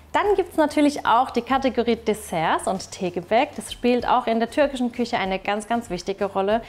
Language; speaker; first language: German; early bilingual, other home language; Turkish